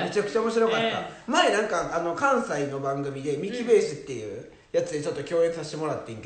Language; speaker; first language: Japanese; native; Japanese